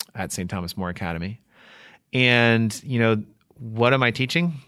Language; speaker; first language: English; native; English